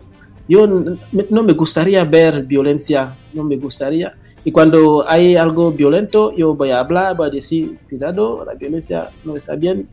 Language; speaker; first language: Spanish; non-native, fluent; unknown